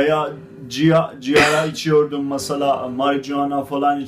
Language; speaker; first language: Turkish; non-native, learner; Azerbaijani